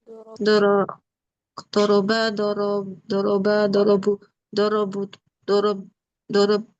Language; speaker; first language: Arabic; non-native, learner; Indonesian